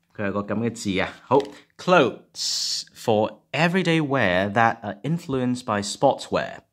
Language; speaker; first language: English; non-native, local second language; Cantonese